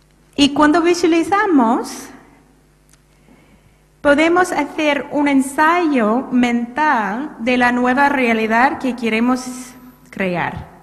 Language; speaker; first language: Spanish; non-native, fluent; English